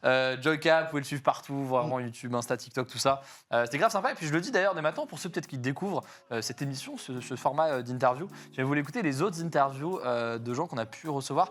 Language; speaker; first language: French; native; French